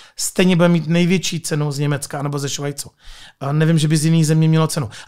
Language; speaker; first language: Czech; native; Czech